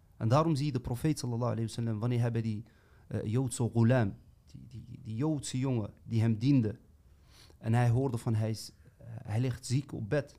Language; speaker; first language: Dutch; native; Dutch